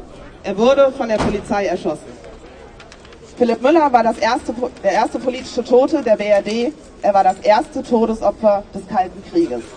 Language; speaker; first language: German; native; German